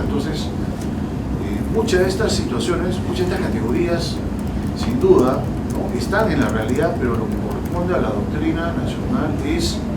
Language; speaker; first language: Spanish; native; Spanish